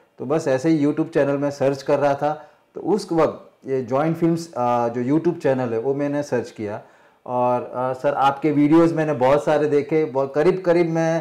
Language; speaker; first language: Hindi; non-native, local second language; Marathi